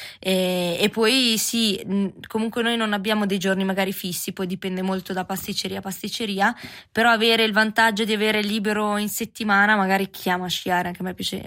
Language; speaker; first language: Italian; native; Italian